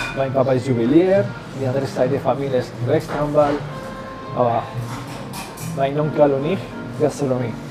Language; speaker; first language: German; non-native, learner; Spanish